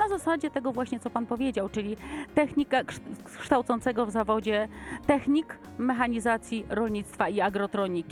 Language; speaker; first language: Polish; native; Polish